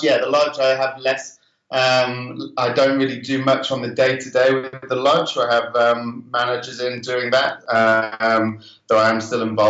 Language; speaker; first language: English; native; English